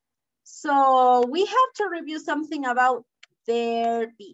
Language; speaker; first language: English; non-native, fluent; Spanish